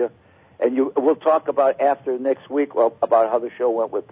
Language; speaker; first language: English; native; English